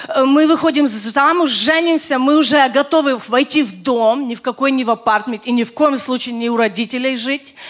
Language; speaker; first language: Russian; early bilingual, other home language; Ukrainian